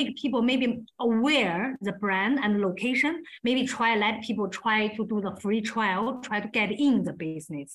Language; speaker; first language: English; non-native, learner; Chinese